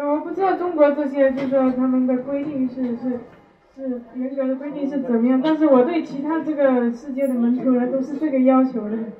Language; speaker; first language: Chinese; native; Chinese